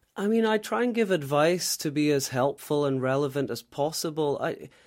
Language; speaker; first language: English; native; English